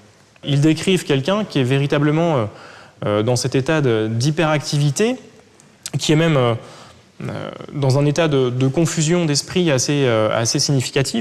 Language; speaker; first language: French; native; French